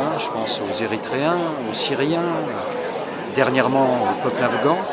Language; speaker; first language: French; native; French